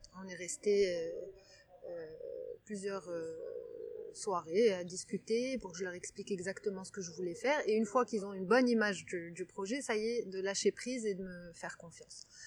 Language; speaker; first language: French; non-native, local second language; Arabic